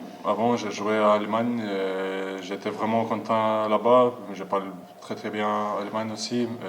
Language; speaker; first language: French; non-native, learner; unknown